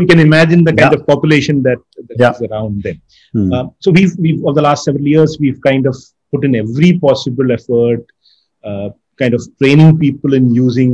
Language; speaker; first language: English; non-native, local second language; Malayalam